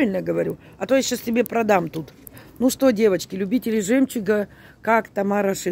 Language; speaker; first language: Russian; native; Russian